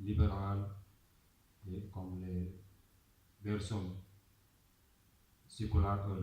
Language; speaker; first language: French; non-native, learner; Arabic